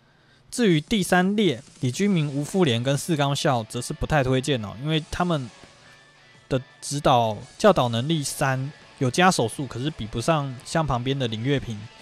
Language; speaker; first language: Chinese; native; Chinese